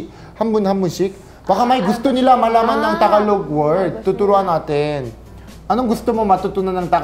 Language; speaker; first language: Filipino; non-native, fluent; Korean